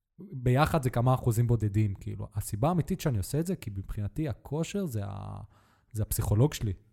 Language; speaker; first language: Hebrew; native; Hebrew